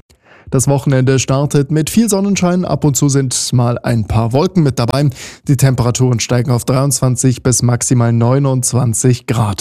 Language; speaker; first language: German; native; German